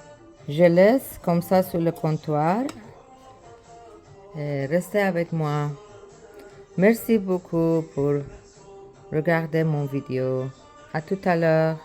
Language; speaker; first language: French; non-native, learner; Persian